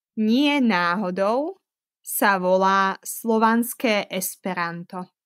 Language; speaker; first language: Slovak; native; Slovak